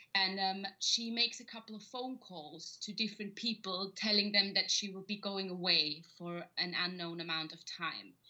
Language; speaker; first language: English; non-native, fluent; German